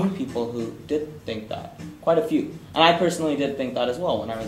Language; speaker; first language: English; native; English